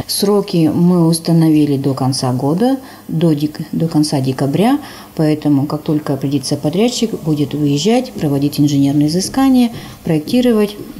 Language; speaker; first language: Russian; native; Russian